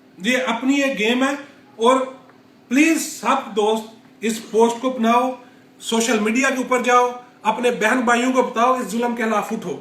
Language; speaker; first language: Urdu; non-native, local second language; Punjabi